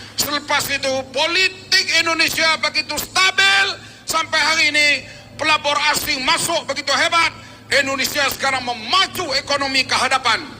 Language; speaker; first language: Malay; native; Malay